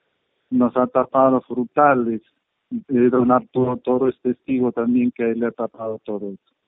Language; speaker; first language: Spanish; native; Spanish